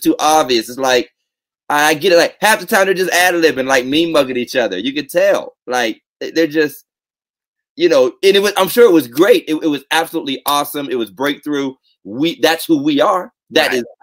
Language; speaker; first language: English; native; English